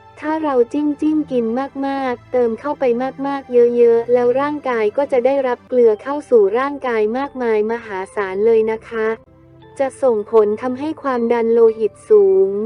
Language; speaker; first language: Thai; native; Thai